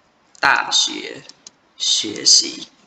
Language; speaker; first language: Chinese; non-native, fluent; Khmer